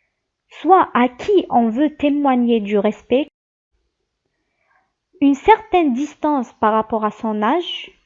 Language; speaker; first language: French; non-native, local second language; Arabic